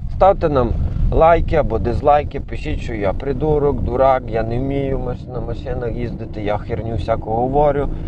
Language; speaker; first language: Ukrainian; native; Ukrainian